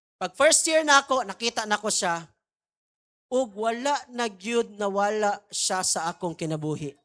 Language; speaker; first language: Cebuano; non-native, local second language; Maguindanaon